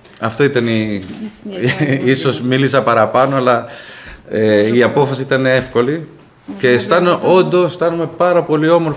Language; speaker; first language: Greek; non-native, fluent; Spanish